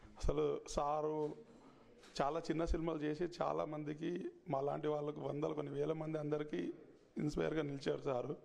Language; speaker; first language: Telugu; native; Telugu